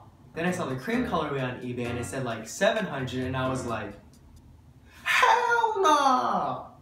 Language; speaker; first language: English; native; English